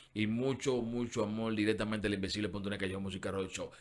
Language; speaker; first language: Spanish; native; Spanish